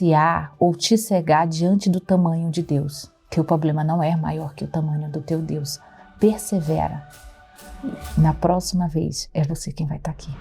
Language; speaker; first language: Portuguese; native; Portuguese